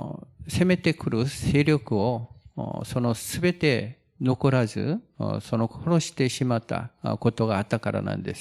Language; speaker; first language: Japanese; non-native, fluent; Korean